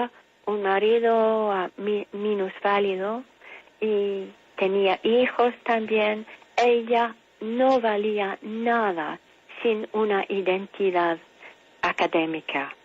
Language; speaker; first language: Spanish; non-native, fluent; English